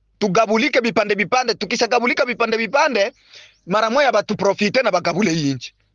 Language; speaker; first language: Swahili; non-native, local second language; Bembe